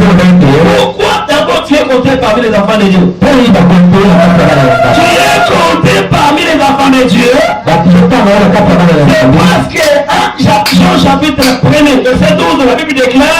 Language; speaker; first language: French; non-native, local second language; Lingala